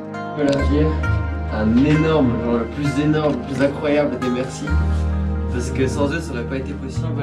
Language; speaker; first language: French; native; French